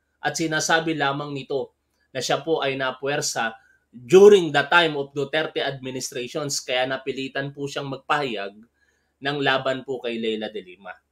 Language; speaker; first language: Filipino; native; Filipino